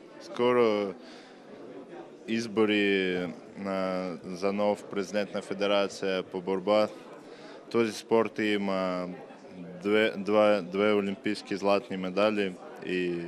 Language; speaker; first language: Bulgarian; non-native, learner; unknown